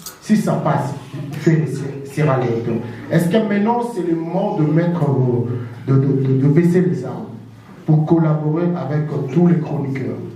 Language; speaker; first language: French; non-native, local second language; Lingala